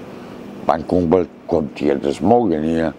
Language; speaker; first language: German; non-native, learner; Romanian